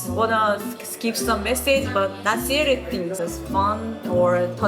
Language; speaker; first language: English; non-native, learner; Korean